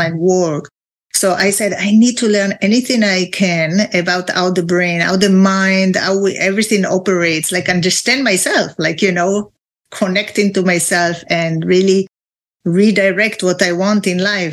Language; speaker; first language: English; non-native, fluent; Hebrew